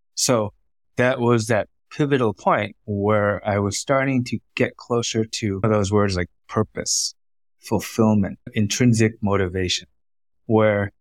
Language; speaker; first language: English; early bilingual, other home language; Vietnamese